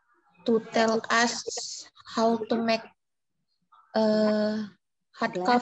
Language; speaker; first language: English; non-native, learner; Indonesian